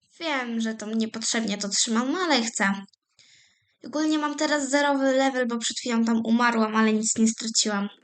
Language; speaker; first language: Polish; native; Polish